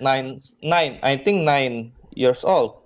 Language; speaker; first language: English; non-native, learner; Indonesian